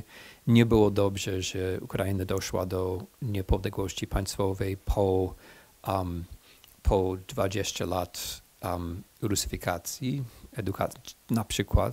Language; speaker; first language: Polish; non-native, fluent; English